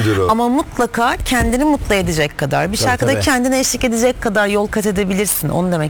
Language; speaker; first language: Turkish; native; Turkish